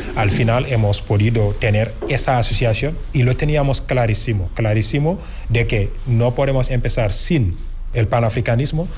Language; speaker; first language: Spanish; non-native, fluent; Wolof